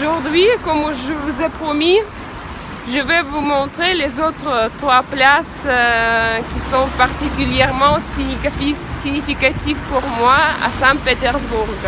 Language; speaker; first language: French; non-native, fluent; Russian